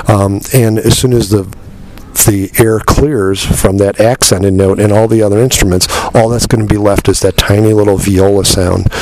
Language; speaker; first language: English; native; English